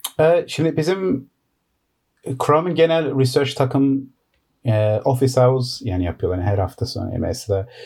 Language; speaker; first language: Turkish; early bilingual, heritage; Turkish